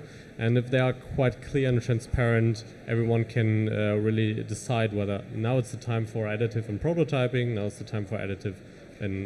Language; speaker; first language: English; non-native, fluent; German